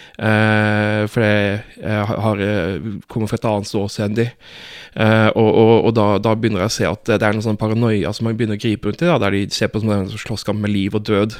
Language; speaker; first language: Norwegian; native; Norwegian